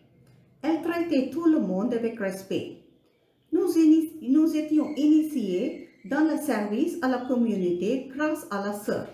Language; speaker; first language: French; non-native, fluent; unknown